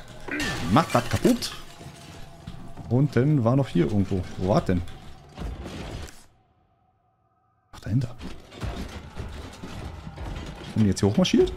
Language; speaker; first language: German; native; German